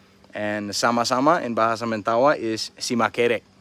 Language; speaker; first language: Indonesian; non-native, fluent; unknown